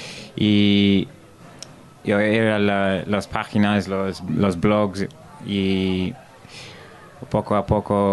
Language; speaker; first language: Spanish; non-native, learner; English